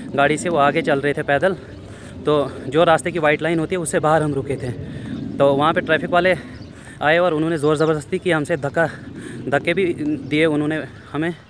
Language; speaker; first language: Hindi; native; Hindi